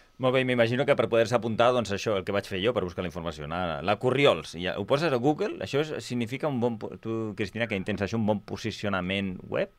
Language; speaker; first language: Catalan; native; Catalan